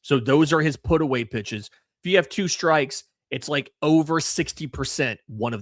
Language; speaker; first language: English; native; English